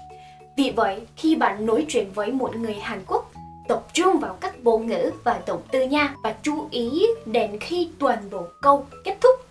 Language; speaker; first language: Vietnamese; non-native, fluent; Korean